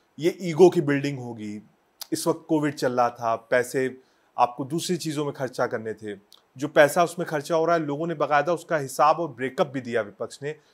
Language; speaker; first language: Hindi; native; Hindi